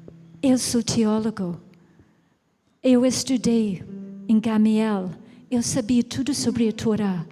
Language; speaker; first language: Portuguese; non-native, fluent; English